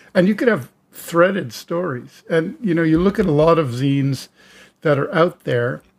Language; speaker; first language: English; native; English